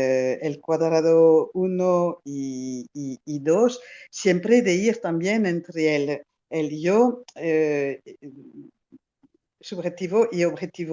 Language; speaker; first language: Spanish; non-native, fluent; French